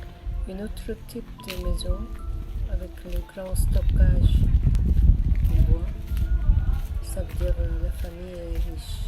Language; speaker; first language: French; non-native, learner; Korean